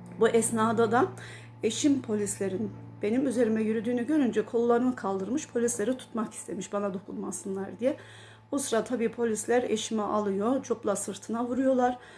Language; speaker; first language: Turkish; early bilingual, heritage; Turkish